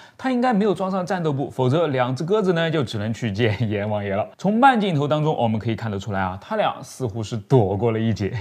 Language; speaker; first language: Chinese; native; Chinese